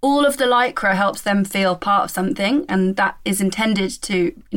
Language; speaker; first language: English; native; English